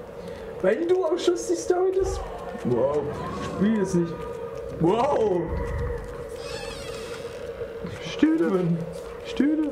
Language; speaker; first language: German; native; German